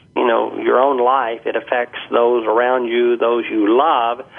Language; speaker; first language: English; native; English